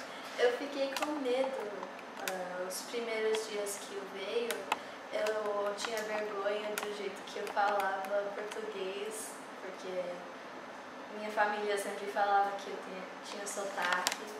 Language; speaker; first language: Portuguese; early bilingual, heritage; English